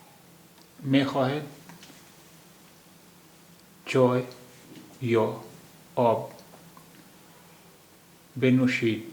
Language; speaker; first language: Persian; non-native, fluent; Urdu